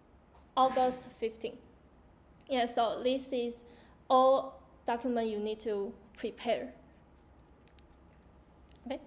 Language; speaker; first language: English; non-native, learner; Chinese